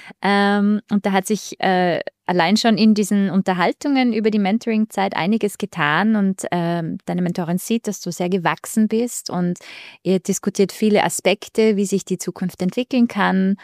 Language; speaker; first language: German; native; German